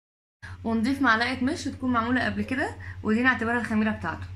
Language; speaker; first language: Arabic; native; Arabic